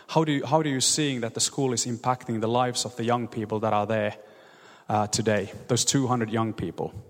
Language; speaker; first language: English; non-native, fluent; Finnish